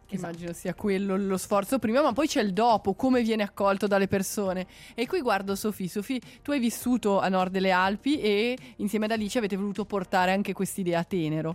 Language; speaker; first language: Italian; native; Italian